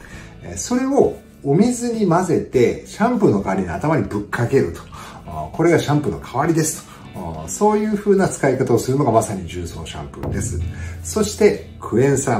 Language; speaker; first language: Japanese; native; Japanese